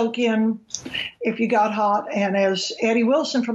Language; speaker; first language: English; native; English